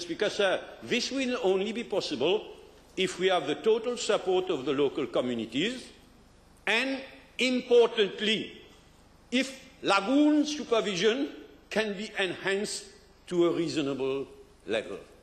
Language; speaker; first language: English; non-native, local second language; French